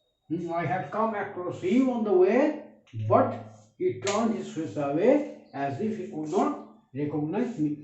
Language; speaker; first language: English; non-native, local second language; Bangla